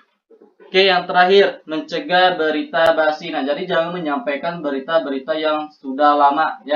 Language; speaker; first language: Indonesian; native; Indonesian